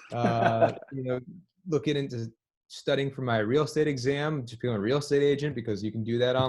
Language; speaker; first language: English; native; English